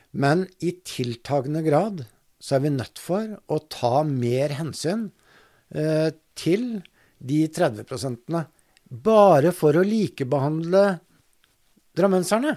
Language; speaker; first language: Norwegian; native; Norwegian